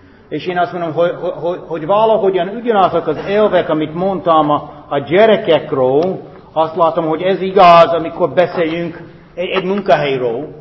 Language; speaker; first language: Hungarian; non-native, fluent; English